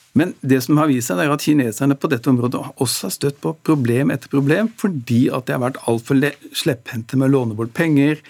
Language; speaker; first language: Norwegian; native; Norwegian